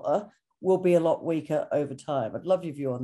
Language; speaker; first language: English; native; English